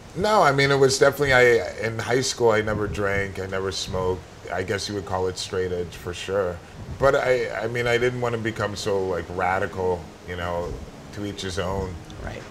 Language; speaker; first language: English; native; English